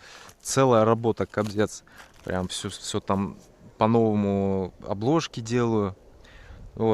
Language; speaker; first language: Russian; native; Russian